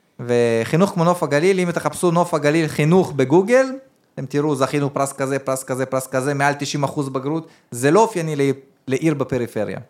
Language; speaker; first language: Hebrew; early bilingual, other home language; Russian